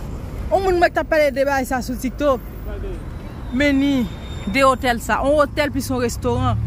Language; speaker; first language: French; non-native, local second language; Haitian Creole